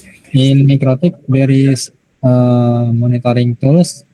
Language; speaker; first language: English; non-native, learner; Indonesian